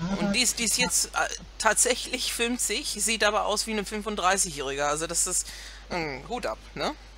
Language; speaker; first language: German; non-native, fluent; English